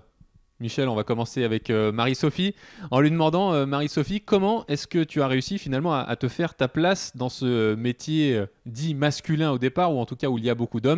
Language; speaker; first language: French; native; French